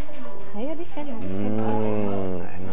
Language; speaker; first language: Indonesian; native; Indonesian